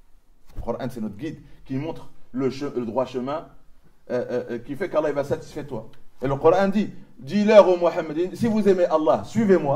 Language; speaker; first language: French; native; French